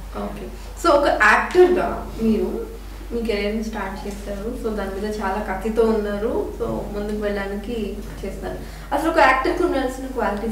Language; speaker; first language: Telugu; native; Telugu